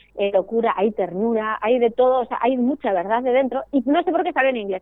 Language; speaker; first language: Spanish; native; Spanish